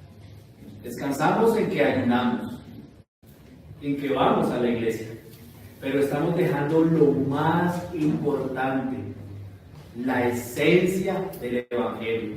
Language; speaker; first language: Spanish; native; Spanish